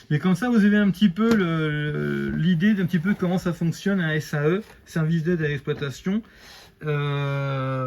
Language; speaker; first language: French; native; French